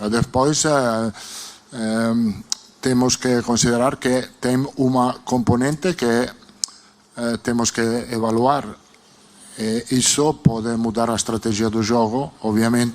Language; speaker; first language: Portuguese; non-native, fluent; Italian